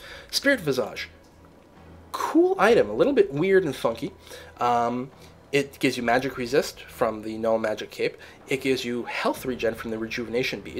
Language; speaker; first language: English; native; English